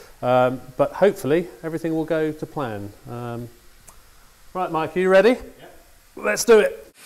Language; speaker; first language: English; native; English